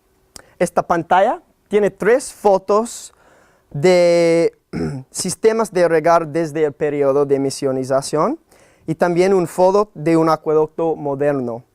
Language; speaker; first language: Spanish; non-native, fluent; English